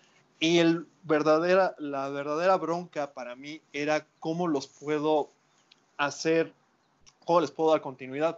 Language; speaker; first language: Spanish; native; Spanish